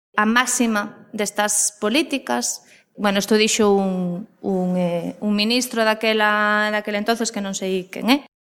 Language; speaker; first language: Galician; non-native, local second language; Spanish